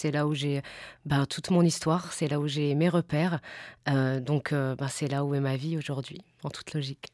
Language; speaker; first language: French; native; French